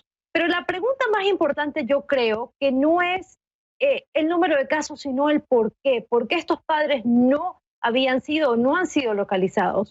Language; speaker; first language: Spanish; native; Spanish